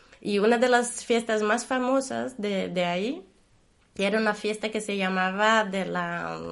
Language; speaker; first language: Spanish; non-native, fluent; Portuguese